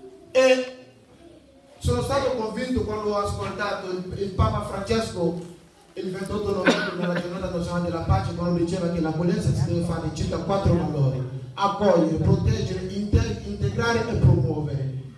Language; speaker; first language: Italian; non-native, fluent; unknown